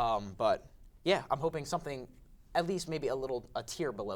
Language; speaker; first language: English; native; English